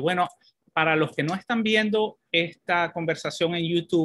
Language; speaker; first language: Spanish; non-native, fluent; Italian